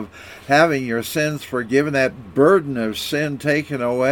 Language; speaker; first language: English; native; English